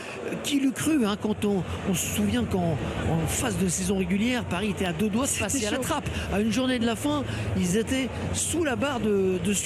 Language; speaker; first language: French; native; French